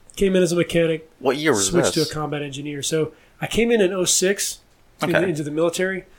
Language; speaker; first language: English; native; English